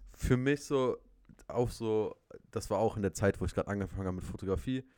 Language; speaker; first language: German; native; German